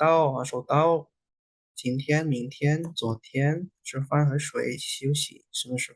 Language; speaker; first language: Chinese; non-native, fluent; Indonesian